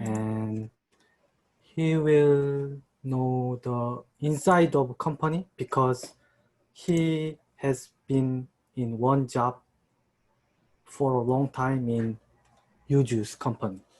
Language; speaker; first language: English; non-native, learner; Korean